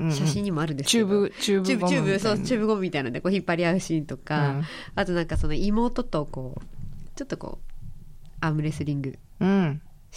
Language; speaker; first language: Japanese; native; Japanese